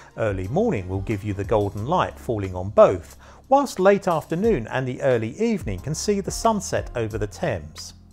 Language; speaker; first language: English; native; English